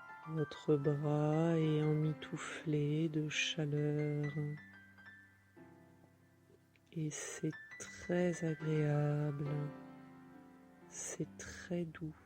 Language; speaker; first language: French; native; French